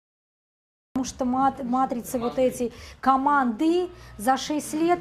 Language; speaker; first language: Russian; native; Russian